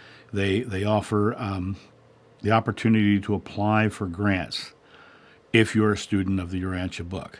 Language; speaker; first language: English; native; English